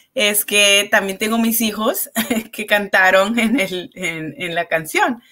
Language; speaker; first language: Spanish; early bilingual, heritage; Spanish